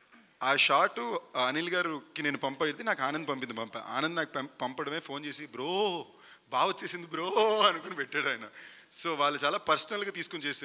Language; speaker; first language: Telugu; native; Telugu